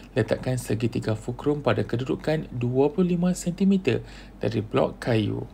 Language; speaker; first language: English; non-native, local second language; Malay